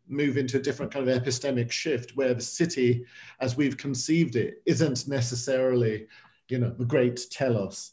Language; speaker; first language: English; native; English